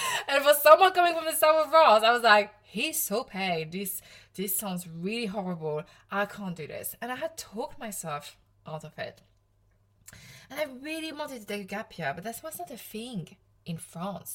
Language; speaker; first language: English; non-native, fluent; French